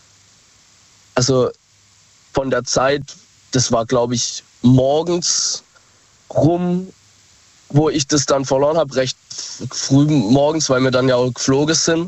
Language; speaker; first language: German; native; German